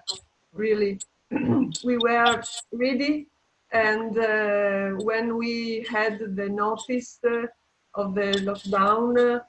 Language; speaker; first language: English; non-native, fluent; Italian